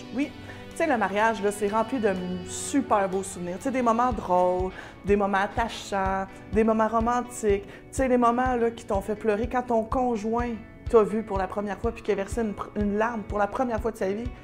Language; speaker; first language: French; native; French